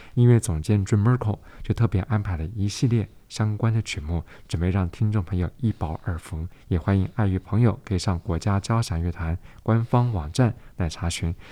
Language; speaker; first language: Chinese; non-native, local second language; Amis